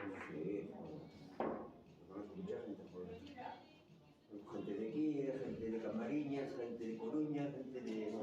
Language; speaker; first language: Spanish; non-native, local second language; Galician